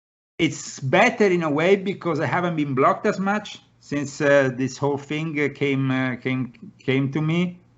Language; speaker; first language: English; non-native, fluent; Italian